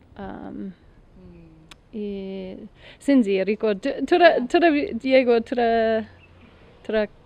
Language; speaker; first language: Kinyarwanda; non-native, learner; English